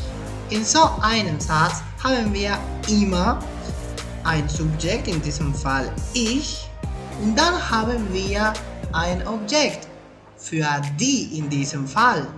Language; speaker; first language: German; non-native, fluent; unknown